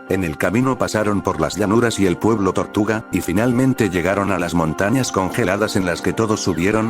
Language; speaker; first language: Spanish; native; Spanish